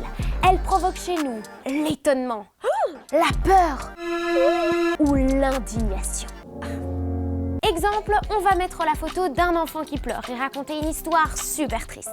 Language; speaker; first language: French; native; French